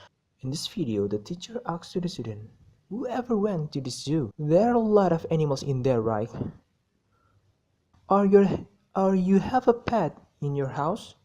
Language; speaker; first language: English; non-native, learner; Indonesian